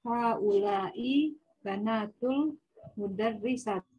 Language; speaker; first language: Arabic; non-native, learner; Indonesian